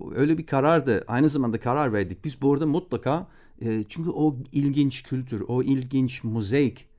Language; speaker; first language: Turkish; non-native, fluent; English